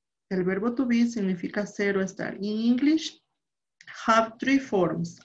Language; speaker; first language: English; non-native, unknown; Spanish